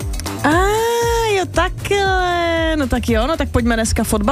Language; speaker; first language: Czech; native; Czech